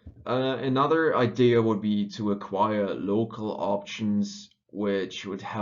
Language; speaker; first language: English; non-native, fluent; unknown